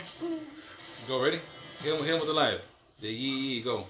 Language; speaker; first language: English; early bilingual, other home language; Spanish